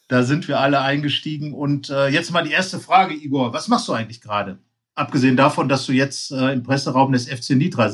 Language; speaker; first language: German; native; German